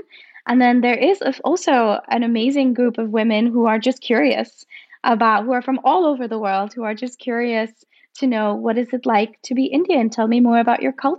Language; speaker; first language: English; non-native, local second language; Hindi